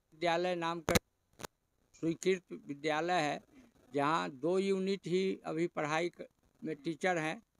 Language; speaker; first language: Hindi; native; Hindi